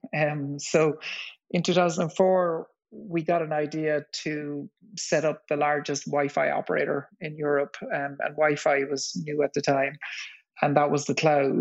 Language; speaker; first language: English; native; English